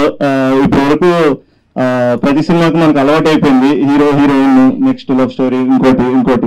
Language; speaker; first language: Telugu; native; Telugu